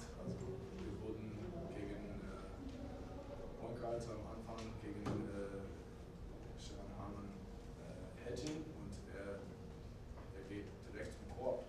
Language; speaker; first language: German; non-native, learner; English